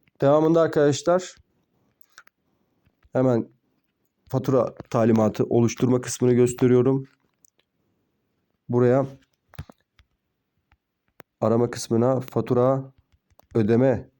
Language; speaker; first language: Turkish; native; Turkish